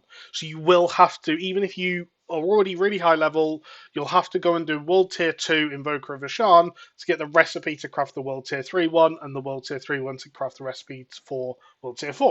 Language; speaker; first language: English; native; English